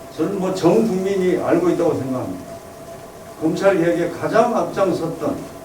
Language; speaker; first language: Korean; native; Korean